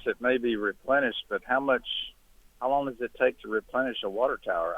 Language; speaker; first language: English; native; English